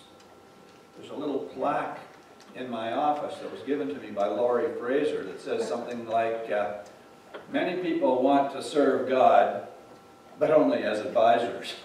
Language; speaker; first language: English; native; English